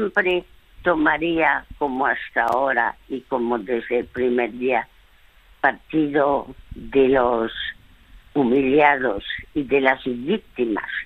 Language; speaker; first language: Spanish; early bilingual, other home language; French